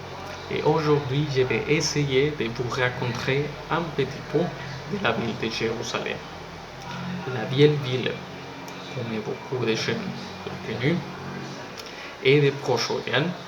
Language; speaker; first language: French; non-native, learner; Spanish